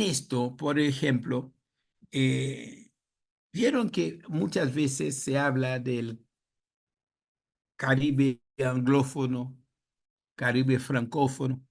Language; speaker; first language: Spanish; non-native, fluent; Haitian Creole